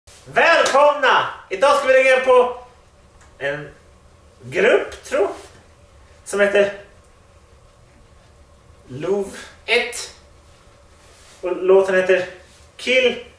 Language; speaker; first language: Swedish; non-native, learner; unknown